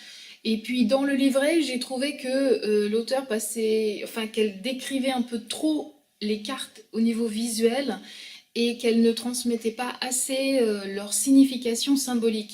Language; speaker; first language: French; native; French